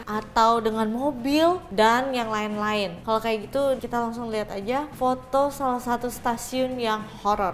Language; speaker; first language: Indonesian; native; Indonesian